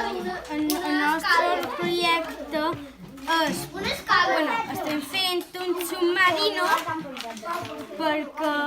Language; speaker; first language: Catalan; non-native, local second language; Spanish